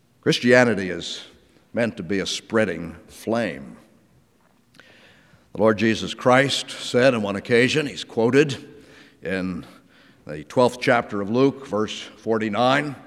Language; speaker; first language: English; native; English